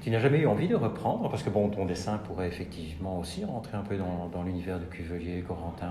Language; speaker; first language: French; native; French